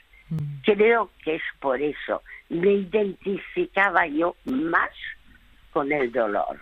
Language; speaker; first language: Spanish; early bilingual, other home language; French